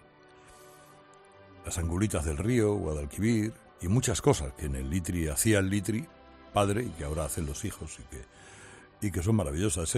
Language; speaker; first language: Spanish; native; Spanish